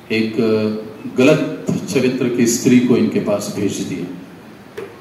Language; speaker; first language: Hindi; non-native, local second language; Marathi